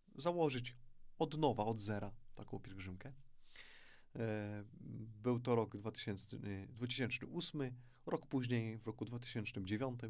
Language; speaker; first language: Polish; native; Polish